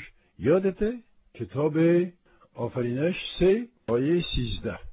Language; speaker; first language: Persian; non-native, fluent; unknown